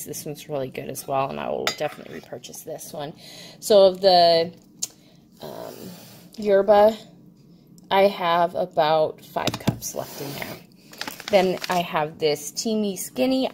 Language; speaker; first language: English; native; English